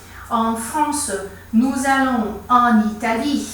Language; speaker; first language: French; non-native, fluent; Portuguese